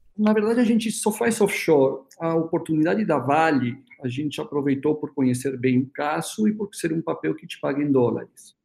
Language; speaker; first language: Portuguese; early bilingual, other home language; Spanish